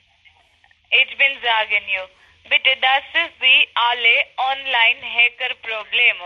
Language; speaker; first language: German; non-native, learner; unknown